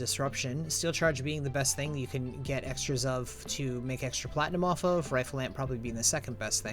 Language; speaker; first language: English; native; English